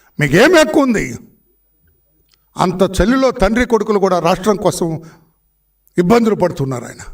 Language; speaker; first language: Telugu; native; Telugu